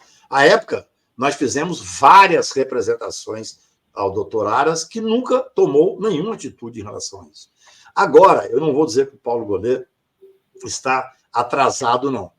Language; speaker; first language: Portuguese; native; Portuguese